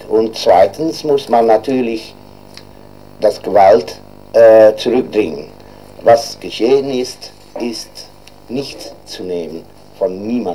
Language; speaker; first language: German; non-native, learner; Dutch